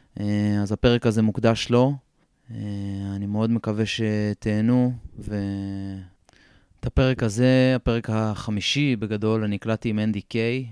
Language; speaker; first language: Hebrew; native; Hebrew